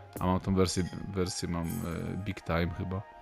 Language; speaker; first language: Polish; native; Polish